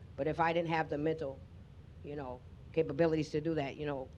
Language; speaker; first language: English; native; English